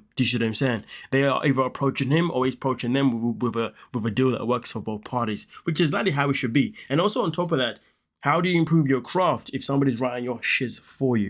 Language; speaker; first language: English; native; English